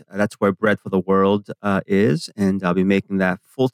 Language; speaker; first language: English; early bilingual, other home language; Korean